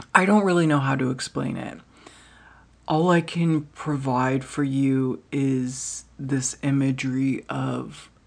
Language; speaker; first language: English; native; English